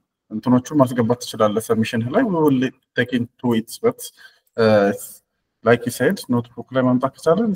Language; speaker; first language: English; non-native, fluent; Amharic